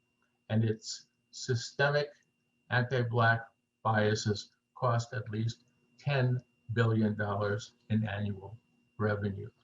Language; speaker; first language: English; native; English